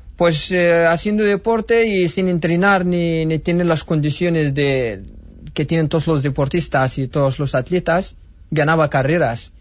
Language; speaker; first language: Spanish; non-native, fluent; Berber languages